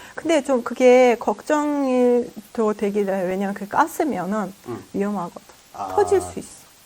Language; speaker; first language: Korean; non-native, fluent; Azerbaijani